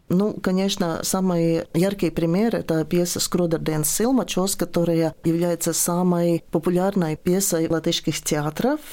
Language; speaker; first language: Russian; non-native, local second language; Latvian